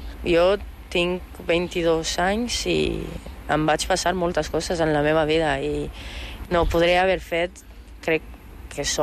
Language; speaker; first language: Catalan; non-native, fluent; Portuguese